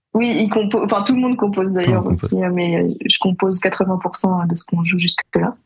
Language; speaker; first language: French; native; French